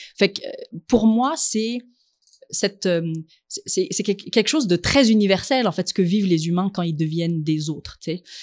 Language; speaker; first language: French; early bilingual, other home language; Arabic